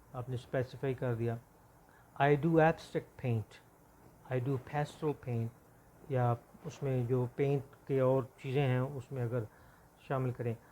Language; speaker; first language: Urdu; non-native, local second language; Punjabi